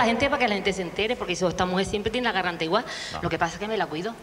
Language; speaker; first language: Spanish; native; Spanish